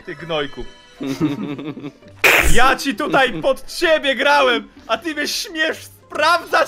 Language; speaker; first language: Polish; native; Polish